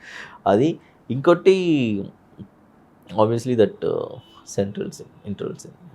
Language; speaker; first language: Telugu; early bilingual, heritage; Telugu